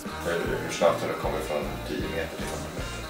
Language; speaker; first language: Swedish; native; Swedish